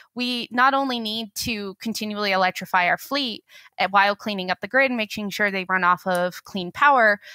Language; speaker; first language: English; native; English